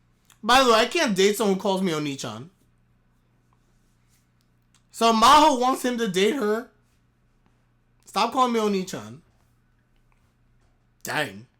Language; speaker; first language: English; native; English